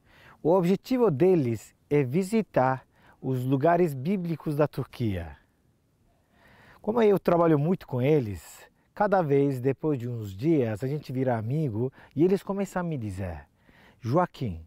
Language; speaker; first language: Portuguese; non-native, fluent; Turkish